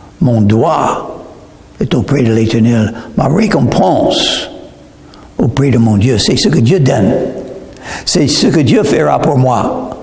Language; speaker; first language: French; non-native, fluent; English